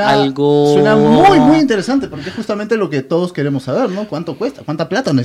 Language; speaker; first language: Spanish; native; Spanish